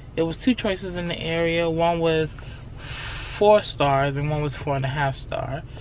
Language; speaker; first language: English; native; English